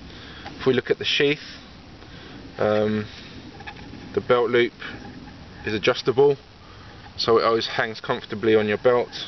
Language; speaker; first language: English; native; English